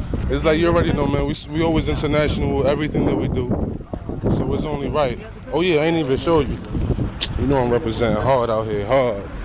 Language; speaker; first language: English; early bilingual, other home language; Spanish